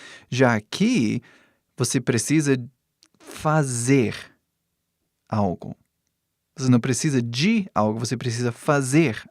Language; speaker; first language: Portuguese; non-native, fluent; English